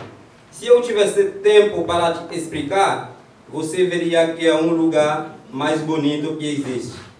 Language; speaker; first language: Portuguese; non-native, learner; Haitian Creole